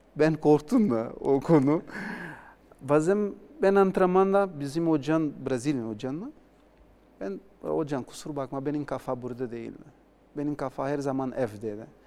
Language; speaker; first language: Turkish; non-native, learner; Portuguese